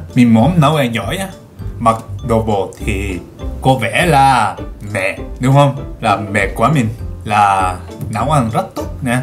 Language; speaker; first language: Vietnamese; non-native, learner; Japanese